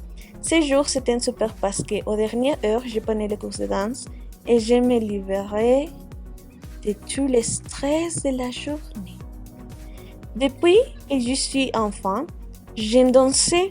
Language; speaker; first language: French; non-native, fluent; Spanish